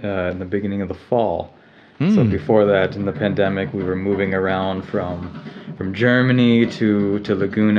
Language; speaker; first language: English; native; English